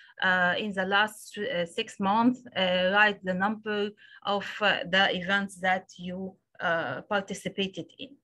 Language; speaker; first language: English; non-native, local second language; Arabic